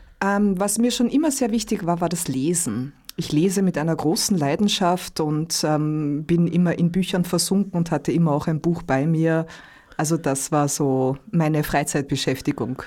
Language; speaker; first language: German; native; German